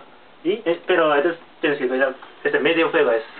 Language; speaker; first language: Spanish; non-native, learner; Japanese